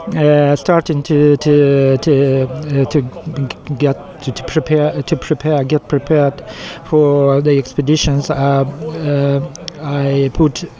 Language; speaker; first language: English; non-native, fluent; Ukrainian